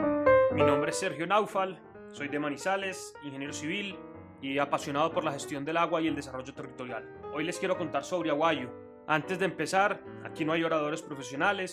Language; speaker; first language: Spanish; native; Spanish